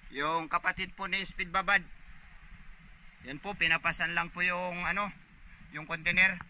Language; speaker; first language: Filipino; non-native, local second language; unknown